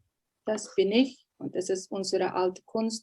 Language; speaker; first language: German; non-native, learner; Uyghur